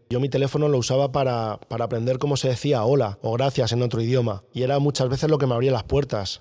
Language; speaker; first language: Spanish; native; Spanish